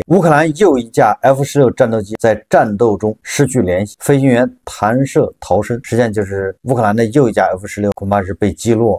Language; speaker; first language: Chinese; native; Chinese